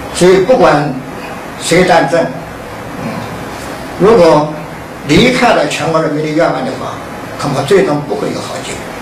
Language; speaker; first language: Chinese; native; Chinese